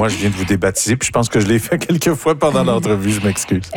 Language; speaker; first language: French; native; French